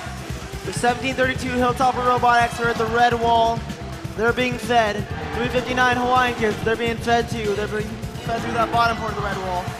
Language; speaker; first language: English; native; English